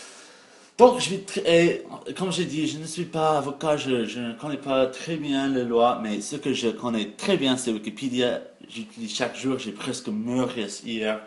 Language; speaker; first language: French; non-native, fluent; English